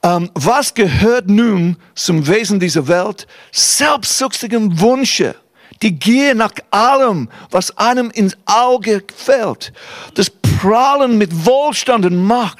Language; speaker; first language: German; non-native, fluent; English